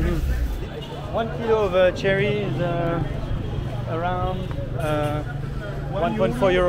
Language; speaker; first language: English; non-native, fluent; French